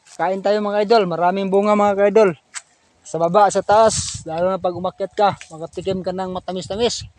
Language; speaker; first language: Filipino; non-native, local second language; Masbatenyo